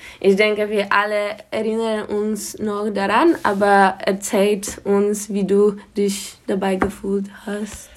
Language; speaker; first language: German; non-native, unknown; Polish